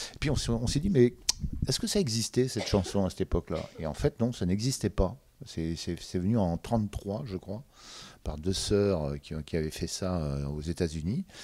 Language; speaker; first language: French; native; French